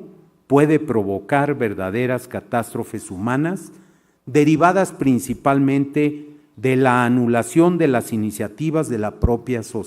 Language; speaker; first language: Spanish; native; Spanish